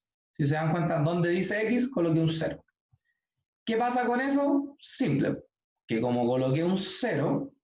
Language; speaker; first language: Spanish; native; Spanish